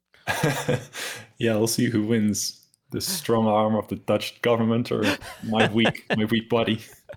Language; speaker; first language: English; non-native, fluent; Dutch